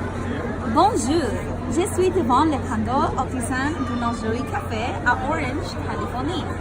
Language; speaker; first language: French; non-native, learner; English